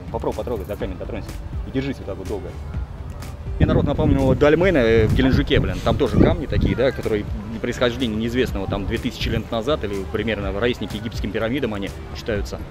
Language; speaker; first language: Russian; native; Russian